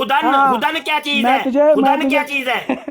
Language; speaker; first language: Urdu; non-native, local second language; Punjabi